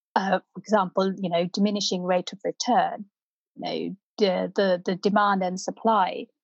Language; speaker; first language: English; non-native, local second language; Punjabi